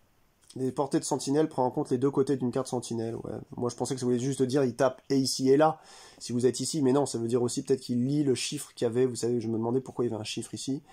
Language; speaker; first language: French; native; French